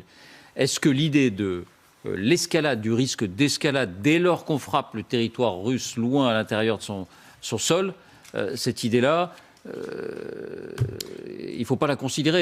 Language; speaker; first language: French; native; French